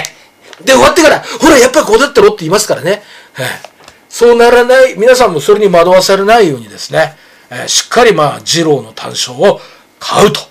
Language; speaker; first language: Japanese; native; Japanese